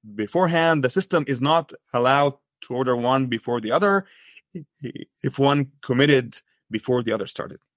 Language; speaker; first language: English; non-native, fluent; Arabic